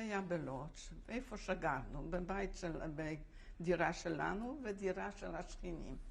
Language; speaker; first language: Hebrew; non-native, fluent; Polish